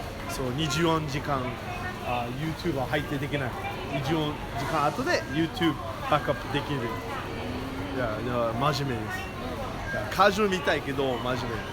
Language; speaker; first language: Japanese; non-native, learner; English